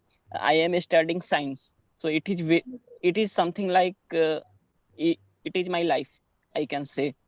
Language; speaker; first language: English; non-native, learner; Hindi